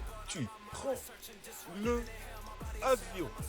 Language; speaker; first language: French; non-native, learner; English